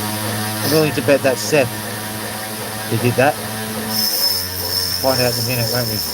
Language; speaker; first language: English; native; English